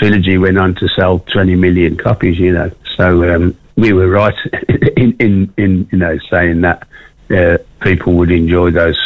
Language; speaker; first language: English; native; English